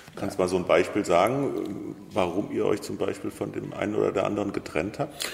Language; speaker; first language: German; native; German